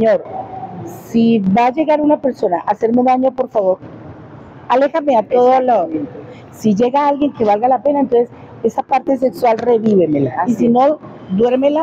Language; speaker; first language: Spanish; native; Spanish